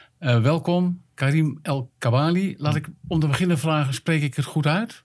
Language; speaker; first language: Dutch; native; Dutch